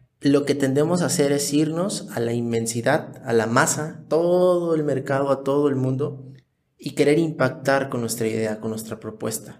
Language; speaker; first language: Spanish; native; Spanish